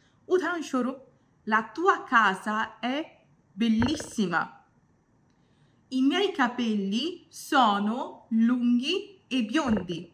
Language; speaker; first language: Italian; non-native, fluent; Bangla